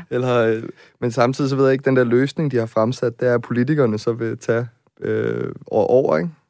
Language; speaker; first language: Danish; native; Danish